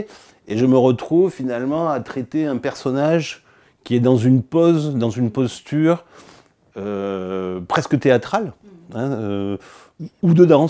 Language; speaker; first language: French; native; French